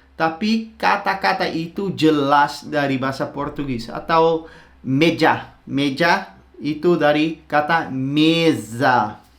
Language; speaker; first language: Indonesian; non-native, fluent; Dutch